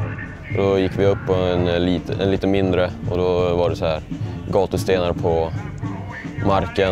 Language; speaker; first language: Swedish; native; Swedish